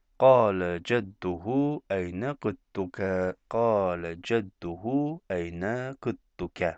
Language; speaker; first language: Arabic; non-native, fluent; Turkish